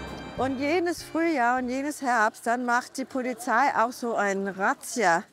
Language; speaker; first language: German; non-native, fluent; Danish